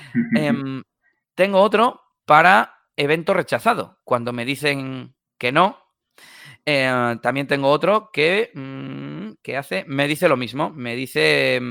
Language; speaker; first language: Spanish; native; Spanish